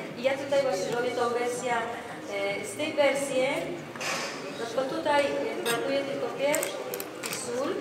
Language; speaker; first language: Polish; non-native, learner; Spanish